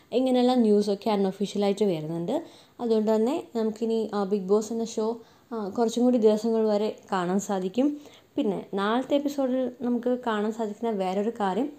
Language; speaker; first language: Malayalam; native; Malayalam